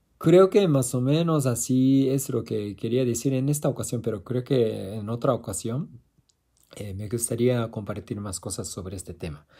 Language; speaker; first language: Spanish; non-native, fluent; Japanese